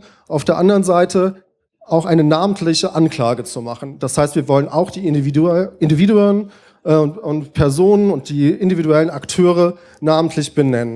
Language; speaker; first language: German; native; German